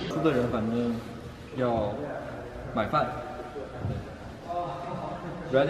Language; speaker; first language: Chinese; native; Chinese